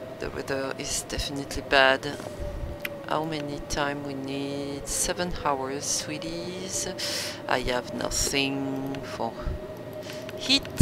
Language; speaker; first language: English; non-native, learner; French